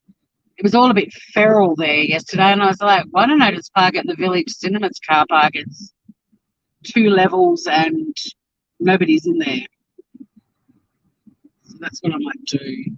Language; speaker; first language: English; native; English